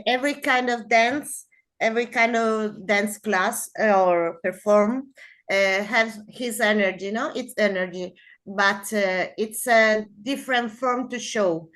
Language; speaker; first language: English; non-native, learner; Spanish